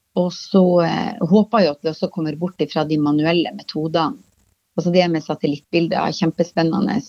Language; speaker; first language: Norwegian; native; Norwegian